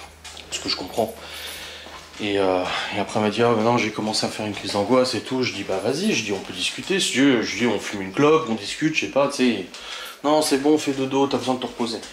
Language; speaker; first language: French; native; French